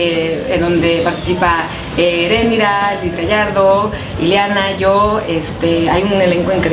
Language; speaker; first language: Spanish; native; Spanish